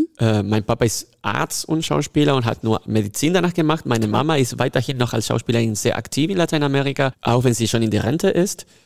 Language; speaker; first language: German; non-native, fluent; Spanish